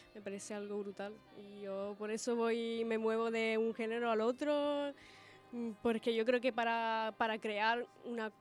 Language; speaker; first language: Spanish; early bilingual, other home language; Italian